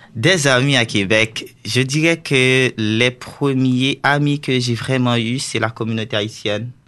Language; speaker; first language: French; non-native, local second language; Haitian Creole